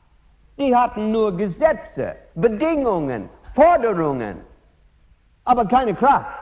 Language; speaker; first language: German; non-native, fluent; English